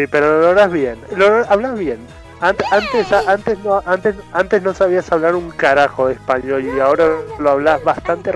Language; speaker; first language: Spanish; native; Spanish